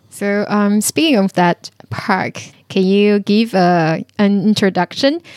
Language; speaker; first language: English; non-native, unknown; Chinese